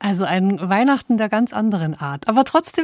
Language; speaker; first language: German; native; German